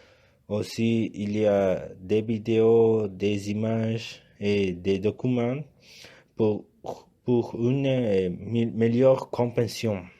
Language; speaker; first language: French; non-native, learner; Spanish